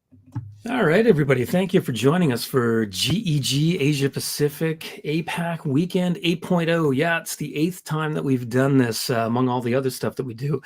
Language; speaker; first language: English; native; English